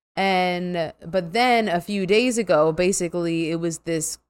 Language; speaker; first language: English; native; English